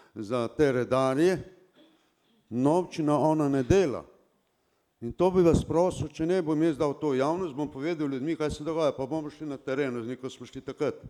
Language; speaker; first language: Slovenian; non-native, local second language; Romany